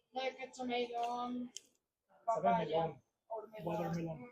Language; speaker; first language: English; non-native, fluent; Spanish